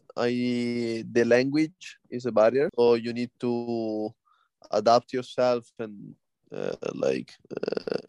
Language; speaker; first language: English; non-native, fluent; Italian